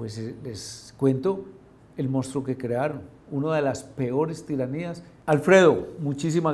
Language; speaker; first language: Spanish; native; Spanish